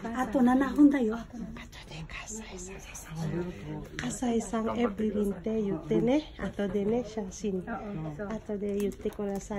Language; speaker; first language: Japanese; non-native, fluent; Filipino